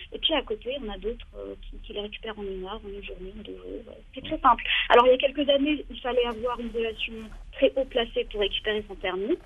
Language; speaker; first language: French; non-native, local second language; Arabic